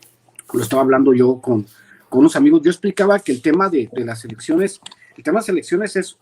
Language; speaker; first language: Spanish; native; Spanish